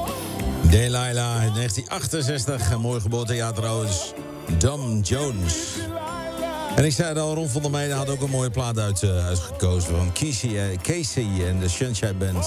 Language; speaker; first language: Dutch; native; Dutch